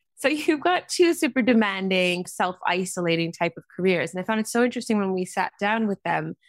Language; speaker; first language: English; native; English